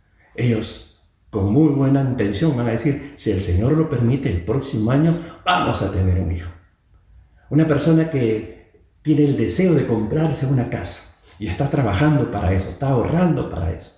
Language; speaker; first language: Spanish; native; Spanish